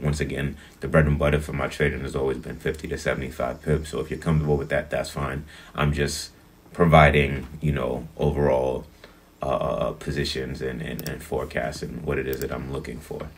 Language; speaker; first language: English; native; English